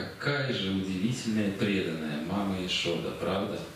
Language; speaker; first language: Russian; native; Russian